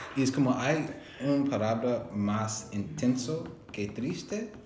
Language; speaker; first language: Spanish; non-native, fluent; English